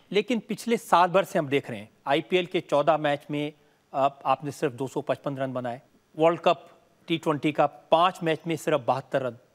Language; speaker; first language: Hindi; native; Hindi